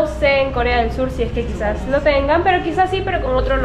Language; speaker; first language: Spanish; native; Spanish